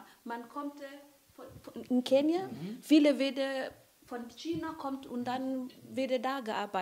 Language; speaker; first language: German; non-native, fluent; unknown